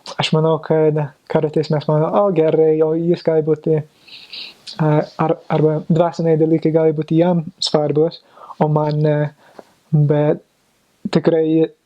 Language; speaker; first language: Lithuanian; non-native, fluent; English